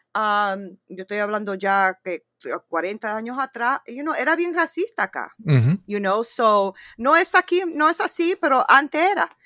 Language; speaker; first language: Spanish; early bilingual, heritage; Spanish